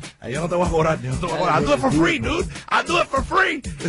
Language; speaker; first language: English; early bilingual, other home language; Spanish